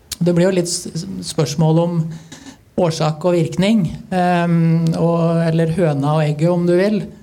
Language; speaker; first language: Norwegian; native; Norwegian